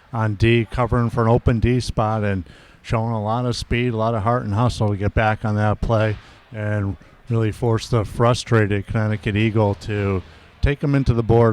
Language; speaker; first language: English; native; English